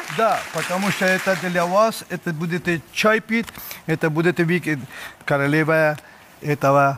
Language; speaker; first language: Russian; non-native, learner; Persian